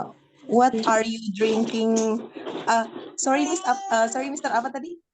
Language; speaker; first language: English; non-native, learner; Indonesian